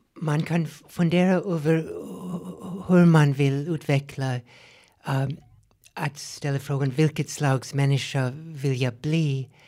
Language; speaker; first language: Swedish; non-native, fluent; English